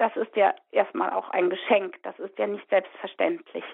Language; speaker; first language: German; native; German